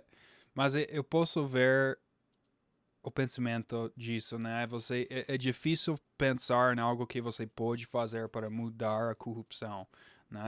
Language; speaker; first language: Portuguese; non-native, fluent; English